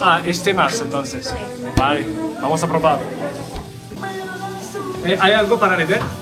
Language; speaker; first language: Spanish; non-native, learner; French